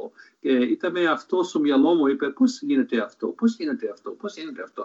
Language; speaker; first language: Greek; early bilingual, heritage; Greek